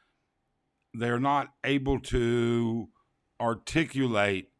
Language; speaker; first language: English; native; English